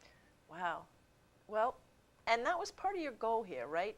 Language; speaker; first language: English; native; English